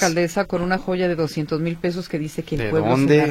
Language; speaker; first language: Spanish; native; Spanish